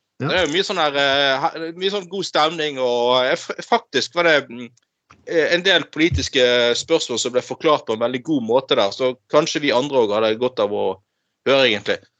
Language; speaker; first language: Norwegian; native; Norwegian